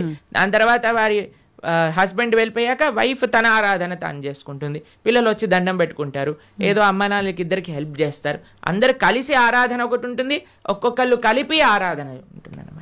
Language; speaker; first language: Telugu; native; Telugu